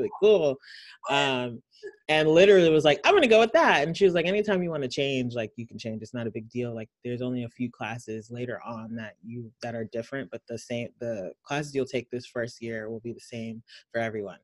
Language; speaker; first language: English; native; English